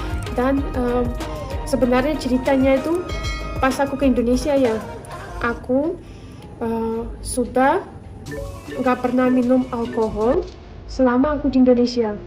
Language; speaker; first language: Indonesian; non-native, fluent; Russian